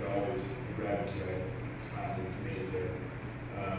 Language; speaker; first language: English; native; English